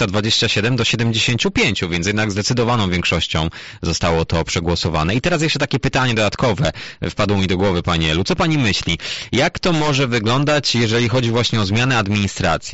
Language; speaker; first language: Polish; native; Polish